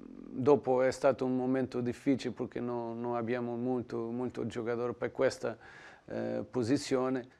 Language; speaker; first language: Italian; non-native, learner; Portuguese